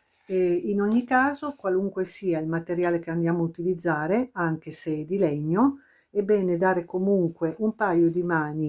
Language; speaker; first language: Italian; native; Italian